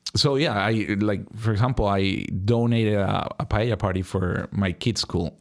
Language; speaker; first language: English; non-native, fluent; Spanish